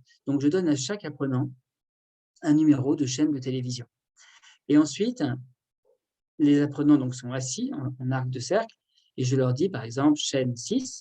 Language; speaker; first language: French; native; French